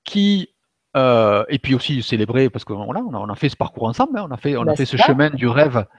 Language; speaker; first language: French; native; French